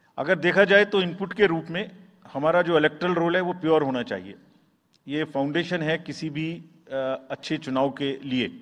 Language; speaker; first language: Hindi; native; Hindi